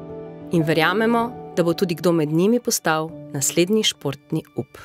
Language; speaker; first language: Slovenian; native; Slovenian